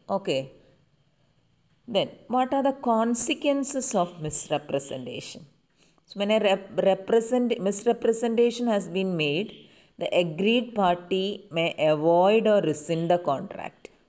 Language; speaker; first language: English; non-native, local second language; Malayalam